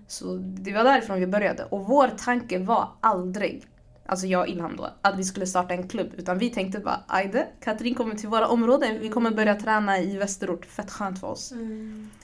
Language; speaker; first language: Swedish; early bilingual, other home language; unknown